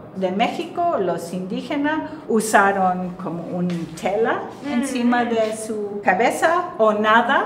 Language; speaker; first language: Spanish; non-native, fluent; English